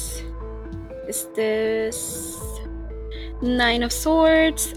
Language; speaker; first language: English; non-native, fluent; Spanish